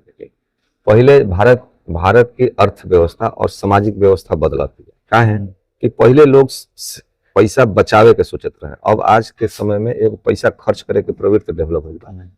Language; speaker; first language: Bhojpuri; native; Bhojpuri